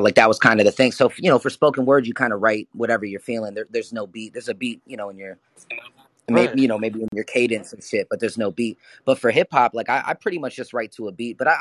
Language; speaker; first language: English; native; English